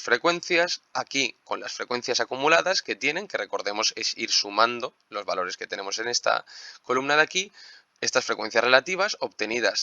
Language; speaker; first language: Spanish; native; Spanish